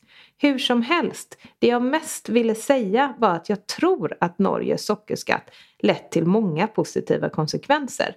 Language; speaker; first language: Swedish; native; Swedish